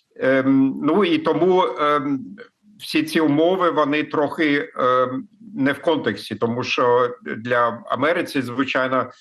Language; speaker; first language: Ukrainian; non-native, fluent; German